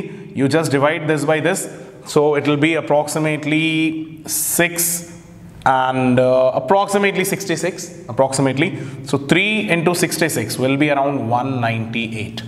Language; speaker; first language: English; non-native, local second language; Hindi